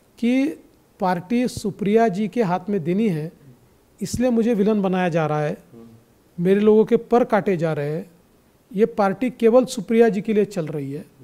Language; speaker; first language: Hindi; non-native, local second language; Marathi